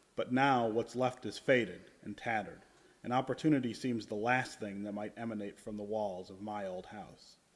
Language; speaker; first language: English; native; English